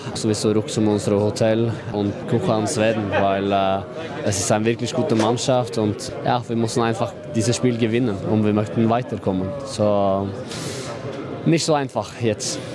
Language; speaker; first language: German; non-native, fluent; Norwegian